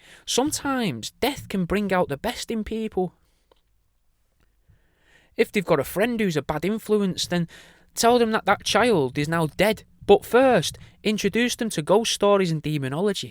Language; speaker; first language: English; native; English